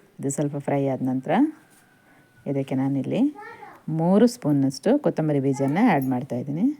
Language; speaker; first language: Kannada; native; Kannada